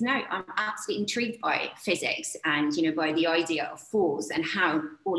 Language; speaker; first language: English; non-native, fluent; Czech